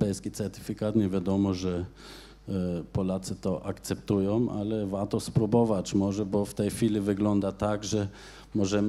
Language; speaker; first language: Polish; non-native, fluent; German